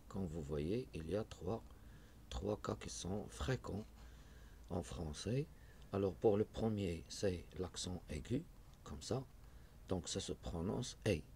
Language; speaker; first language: French; non-native, local second language; Arabic